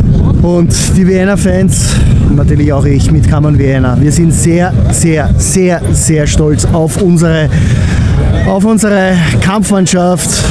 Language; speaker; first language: German; native; German